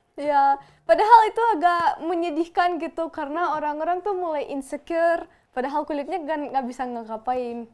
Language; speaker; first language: Indonesian; non-native, fluent; German